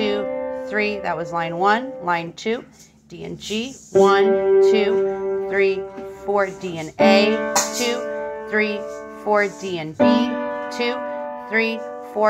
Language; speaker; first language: English; native; English